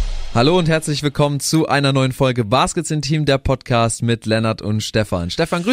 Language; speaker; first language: German; native; German